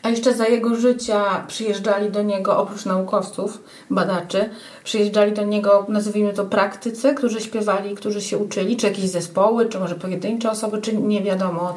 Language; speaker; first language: Polish; native; Polish